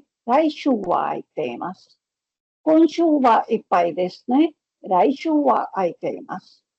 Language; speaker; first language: Japanese; non-native, fluent; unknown